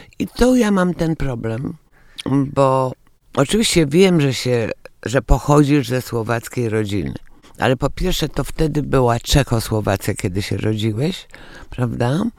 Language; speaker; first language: Polish; native; Polish